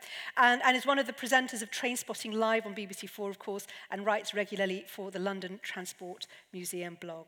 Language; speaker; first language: English; native; English